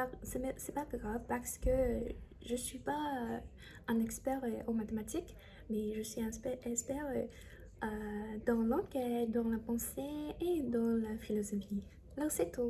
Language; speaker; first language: French; non-native, learner; Chinese